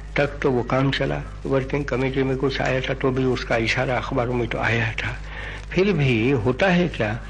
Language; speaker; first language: Hindi; non-native, local second language; Gujarati